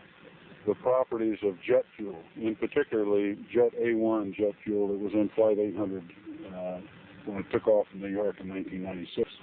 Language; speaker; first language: English; native; English